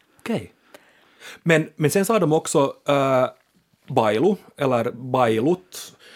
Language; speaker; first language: Swedish; native; Swedish